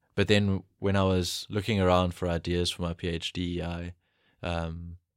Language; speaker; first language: English; native; English